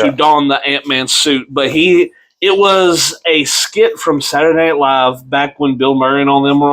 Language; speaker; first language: English; native; English